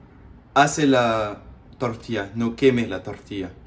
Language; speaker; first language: Spanish; non-native, learner; English